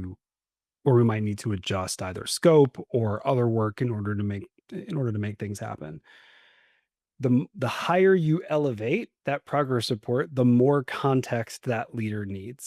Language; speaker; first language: English; native; English